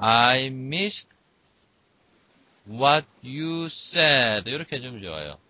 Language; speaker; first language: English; non-native, fluent; Korean